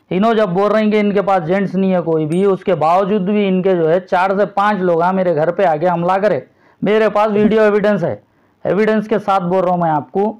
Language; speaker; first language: Hindi; non-native, local second language; Urdu